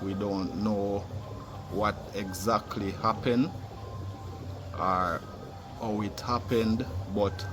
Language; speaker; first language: English; native; English